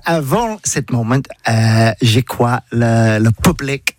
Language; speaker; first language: French; non-native, learner; English